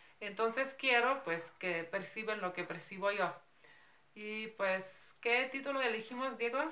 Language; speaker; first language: Spanish; non-native, fluent; Slovenian